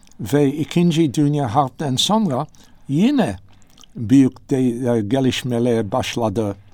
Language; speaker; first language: Turkish; non-native, learner; English